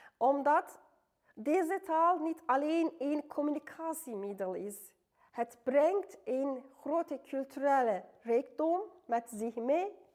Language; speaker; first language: Dutch; non-native, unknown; Turkish